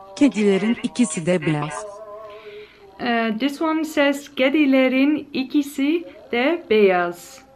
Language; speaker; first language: English; non-native, fluent; Dutch